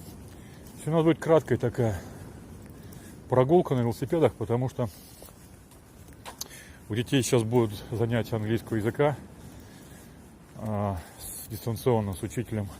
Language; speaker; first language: Russian; native; Russian